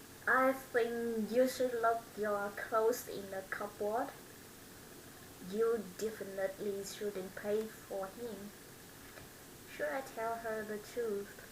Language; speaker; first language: English; non-native, learner; Vietnamese